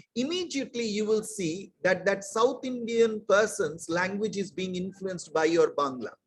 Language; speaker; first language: English; non-native, local second language; Bangla